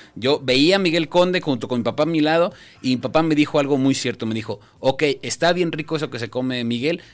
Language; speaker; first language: Spanish; native; Spanish